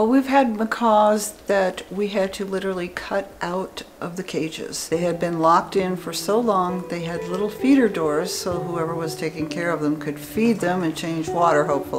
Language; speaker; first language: English; native; English